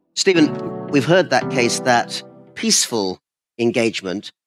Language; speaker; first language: English; native; English